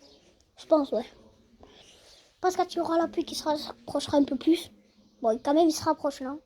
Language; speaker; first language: French; native; French